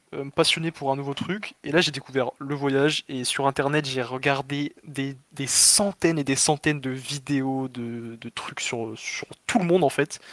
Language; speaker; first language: French; native; French